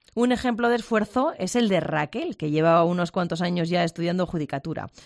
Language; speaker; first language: Spanish; native; Spanish